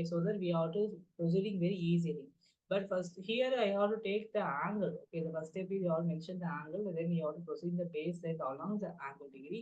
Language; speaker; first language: English; non-native, local second language; Tamil